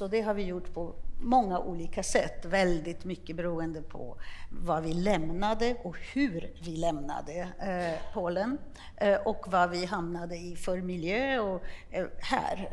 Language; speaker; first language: Swedish; non-native, fluent; Polish